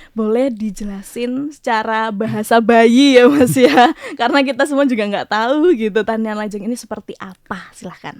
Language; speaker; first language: Indonesian; native; Indonesian